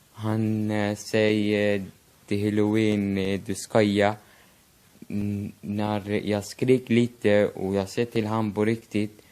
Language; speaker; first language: Swedish; non-native, learner; Arabic